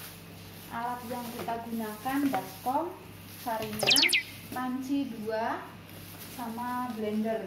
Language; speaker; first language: Indonesian; non-native, local second language; Javanese